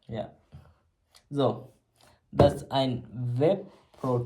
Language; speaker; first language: German; non-native, learner; Malayalam